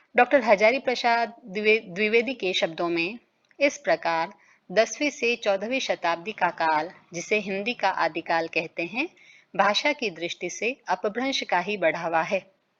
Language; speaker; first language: Hindi; native; Hindi